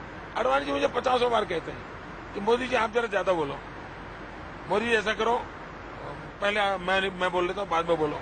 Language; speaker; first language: Hindi; non-native, local second language; Gujarati